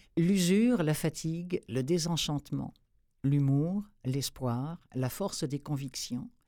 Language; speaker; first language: French; native; French